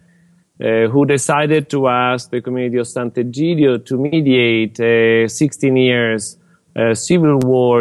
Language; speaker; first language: English; non-native, fluent; Italian